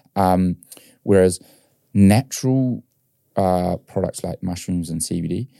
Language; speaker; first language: English; native; English